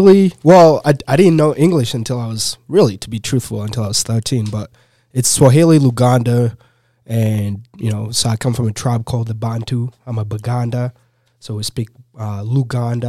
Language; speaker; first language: English; non-native, local second language; Ganda